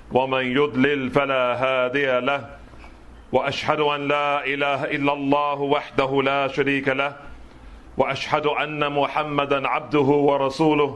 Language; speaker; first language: Arabic; non-native, fluent; English